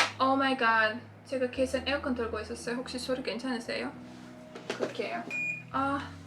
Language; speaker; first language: Korean; non-native, fluent; Latvian